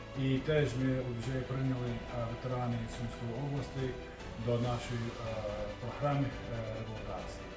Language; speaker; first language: Ukrainian; non-native, fluent; English